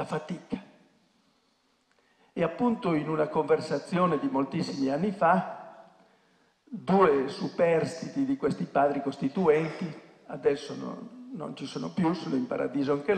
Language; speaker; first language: Italian; native; Italian